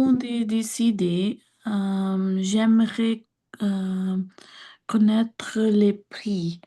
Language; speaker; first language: French; non-native, learner; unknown